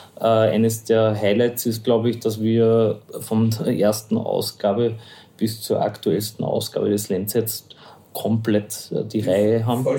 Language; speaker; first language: German; native; German